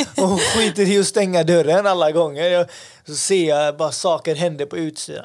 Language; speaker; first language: Swedish; early bilingual, other home language; Persian